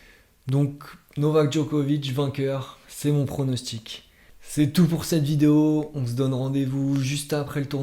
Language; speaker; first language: French; native; French